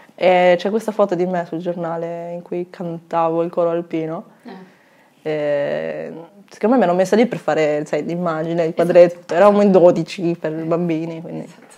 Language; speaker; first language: Italian; early bilingual, other home language; Chinese